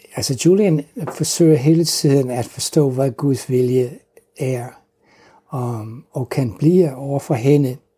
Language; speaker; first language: Danish; non-native, fluent; English